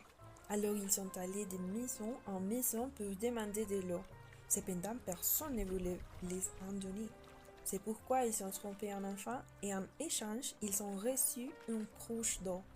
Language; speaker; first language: French; non-native, learner; Spanish